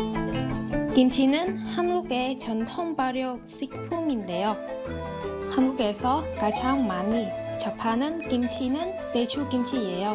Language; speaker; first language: Korean; non-native, fluent; Vietnamese